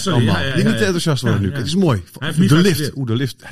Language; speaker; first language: Dutch; native; Dutch